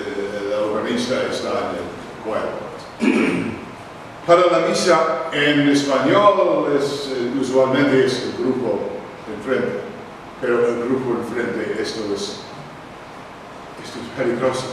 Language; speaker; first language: Spanish; non-native, learner; English